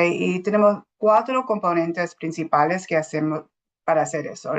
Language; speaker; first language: Spanish; non-native, fluent; English